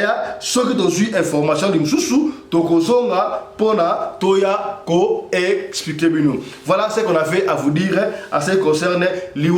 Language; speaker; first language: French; non-native, local second language; Lingala